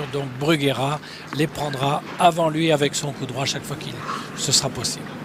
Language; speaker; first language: French; native; French